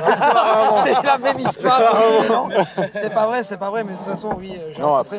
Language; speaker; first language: French; non-native, fluent; Italian